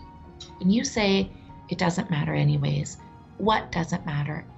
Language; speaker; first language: English; native; English